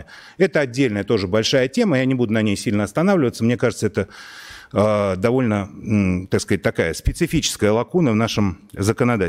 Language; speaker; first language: Russian; native; Russian